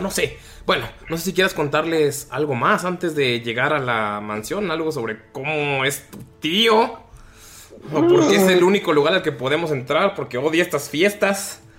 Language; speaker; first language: Spanish; native; Spanish